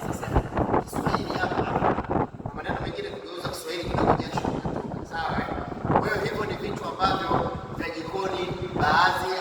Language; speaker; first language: Swahili; native; Swahili